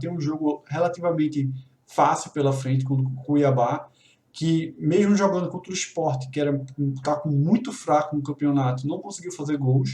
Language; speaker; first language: Portuguese; native; Portuguese